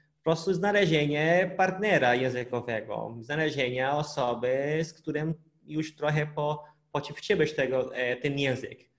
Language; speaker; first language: Polish; non-native, fluent; Portuguese